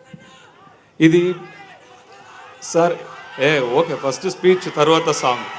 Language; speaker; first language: Telugu; non-native, learner; Tamil